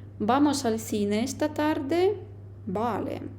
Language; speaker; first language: Spanish; non-native, fluent; Ukrainian